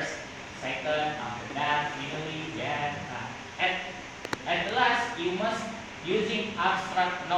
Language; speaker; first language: English; non-native, learner; Indonesian